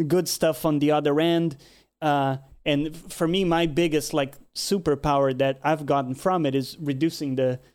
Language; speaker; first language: English; non-native, fluent; Portuguese